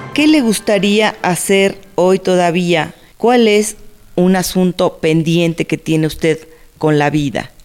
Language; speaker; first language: Spanish; native; Spanish